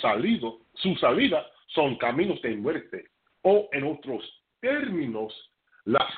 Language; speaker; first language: Spanish; non-native, fluent; English